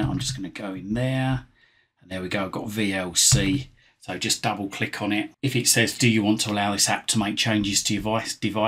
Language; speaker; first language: English; native; English